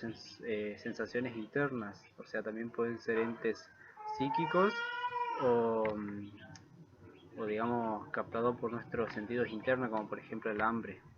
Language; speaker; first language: Spanish; native; Spanish